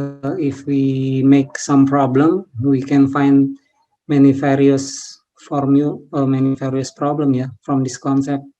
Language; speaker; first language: English; non-native, learner; Indonesian